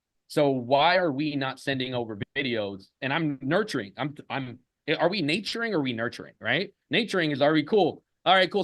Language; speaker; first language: English; native; English